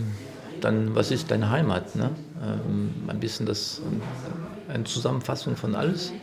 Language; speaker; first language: German; non-native, fluent; French